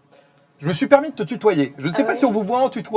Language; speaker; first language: French; native; French